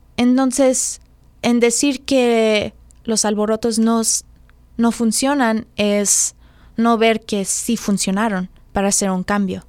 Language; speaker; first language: Spanish; early bilingual, heritage; Spanish